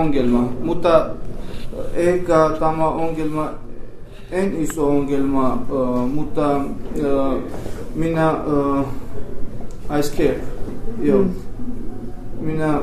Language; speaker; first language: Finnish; non-native, learner; Armenian